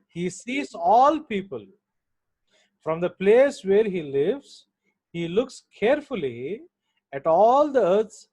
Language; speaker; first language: English; non-native, local second language; Telugu